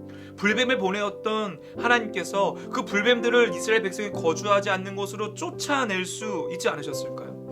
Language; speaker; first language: Korean; native; Korean